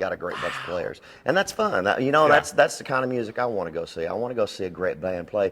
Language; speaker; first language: English; native; English